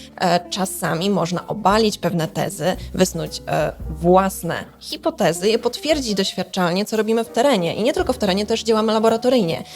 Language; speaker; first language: Polish; native; Polish